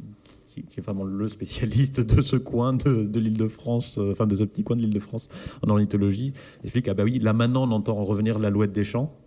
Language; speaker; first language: French; native; French